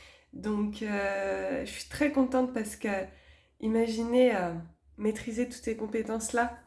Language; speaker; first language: French; native; French